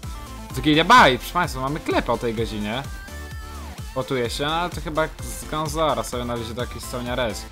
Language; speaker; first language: Polish; native; Polish